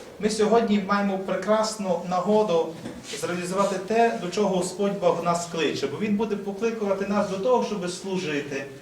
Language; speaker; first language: Ukrainian; native; Ukrainian